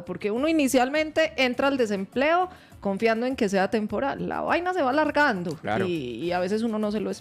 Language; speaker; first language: Spanish; native; Spanish